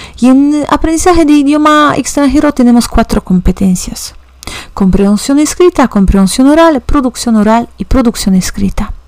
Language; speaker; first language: Spanish; non-native, fluent; Polish